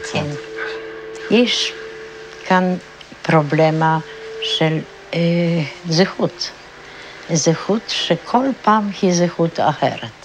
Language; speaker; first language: Hebrew; non-native, fluent; Polish